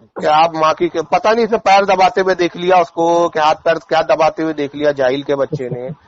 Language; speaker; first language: Urdu; native; Urdu